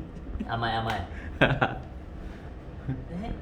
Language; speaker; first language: Japanese; non-native, learner; Vietnamese